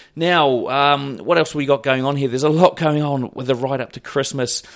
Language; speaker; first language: English; native; English